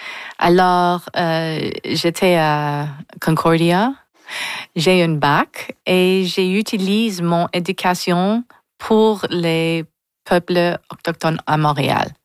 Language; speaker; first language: French; non-native, learner; English